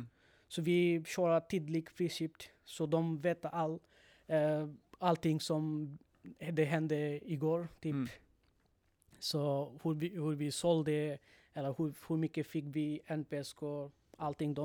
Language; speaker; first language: Swedish; non-native, learner; Bangla